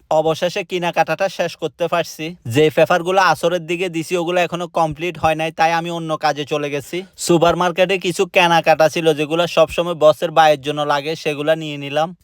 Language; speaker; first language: Bangla; native; Bangla